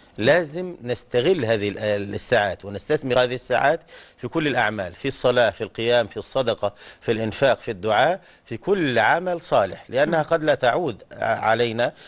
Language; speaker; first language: Arabic; native; Arabic